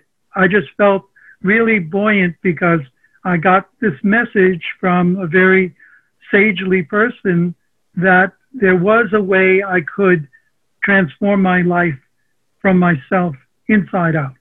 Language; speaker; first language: English; early bilingual, other home language; Armenian